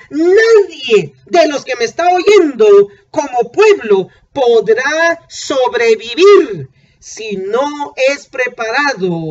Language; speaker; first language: Spanish; native; Spanish